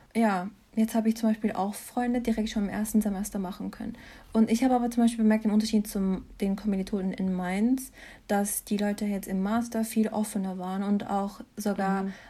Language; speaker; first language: German; early bilingual, other home language; Turkish